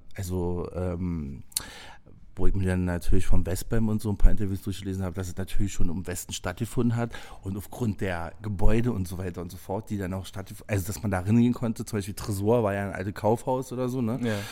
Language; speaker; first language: German; native; German